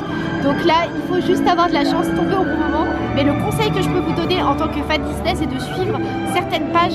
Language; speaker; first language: French; native; French